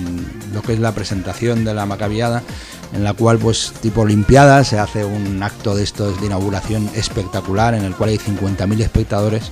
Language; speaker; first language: Spanish; native; Spanish